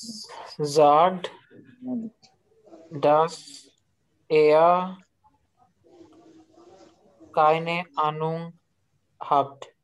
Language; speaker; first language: German; non-native, learner; Urdu